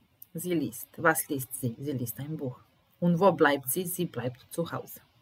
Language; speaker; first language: German; non-native, fluent; Italian